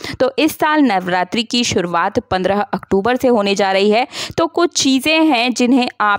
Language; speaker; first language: Hindi; native; Hindi